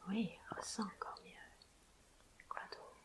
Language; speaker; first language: French; native; French